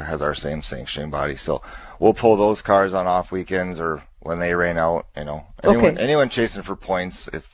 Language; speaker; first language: English; native; English